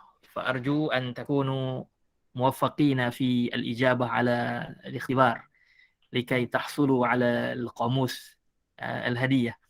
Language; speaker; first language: Arabic; non-native, fluent; Malay